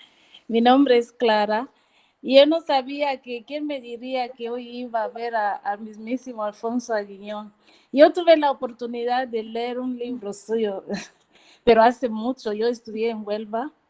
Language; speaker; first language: Spanish; non-native, fluent; Portuguese